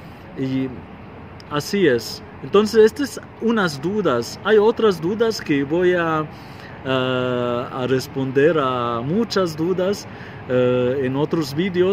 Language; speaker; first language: Spanish; non-native, fluent; Arabic